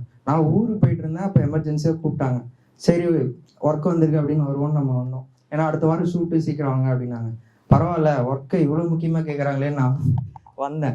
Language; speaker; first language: Tamil; native; Tamil